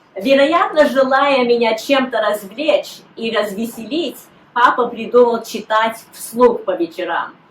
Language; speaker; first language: Russian; early bilingual, heritage; Russian